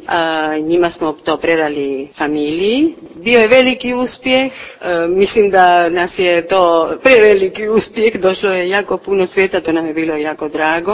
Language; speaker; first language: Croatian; early bilingual, heritage; Croatian